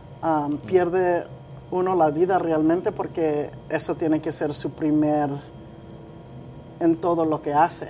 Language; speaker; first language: Spanish; early bilingual, heritage; Spanish